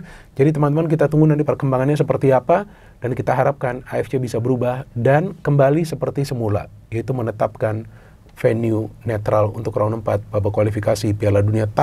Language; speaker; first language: Indonesian; native; Indonesian